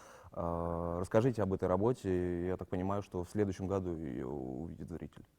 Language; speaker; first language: Russian; native; Russian